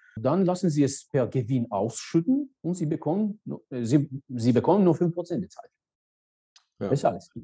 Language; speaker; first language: German; non-native, fluent; Georgian